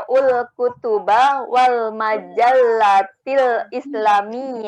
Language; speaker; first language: Arabic; non-native, learner; Indonesian